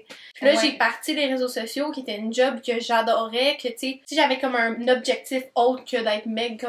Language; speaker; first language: French; native; French